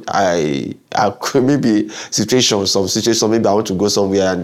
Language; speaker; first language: English; non-native, local second language; Yoruba